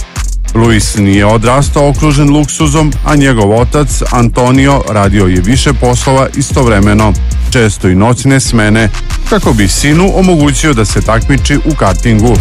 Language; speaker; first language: Serbian; native; Serbian